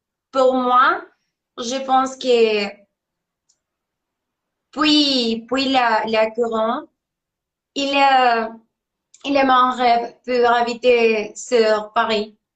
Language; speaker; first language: French; non-native, learner; Spanish